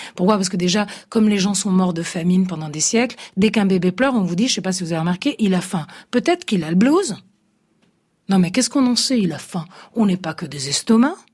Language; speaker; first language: French; early bilingual, other home language; Italian